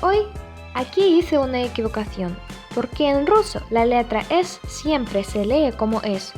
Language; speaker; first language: Spanish; non-native, fluent; Russian